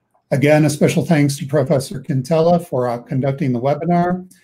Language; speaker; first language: English; native; English